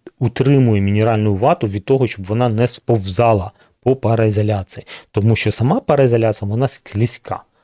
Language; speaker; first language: Ukrainian; non-native, local second language; Russian